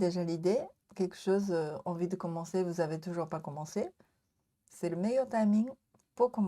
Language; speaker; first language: French; non-native, learner; Japanese